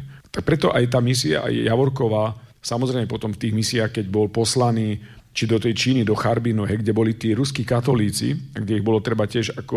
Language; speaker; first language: Slovak; native; Slovak